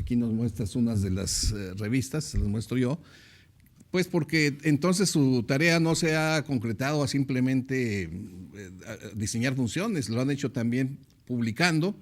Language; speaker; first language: Spanish; native; Spanish